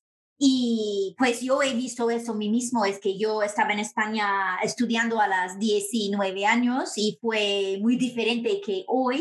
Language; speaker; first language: Spanish; non-native, fluent; English